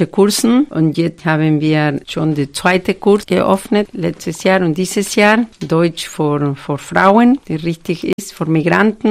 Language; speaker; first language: German; non-native, fluent; Spanish